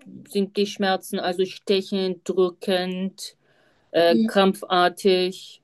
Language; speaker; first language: German; non-native, fluent; Turkish